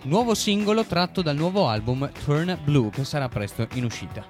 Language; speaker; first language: Italian; native; Italian